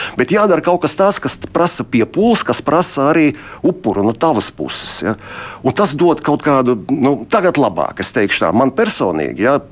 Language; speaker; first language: Latvian; non-native, local second language; Russian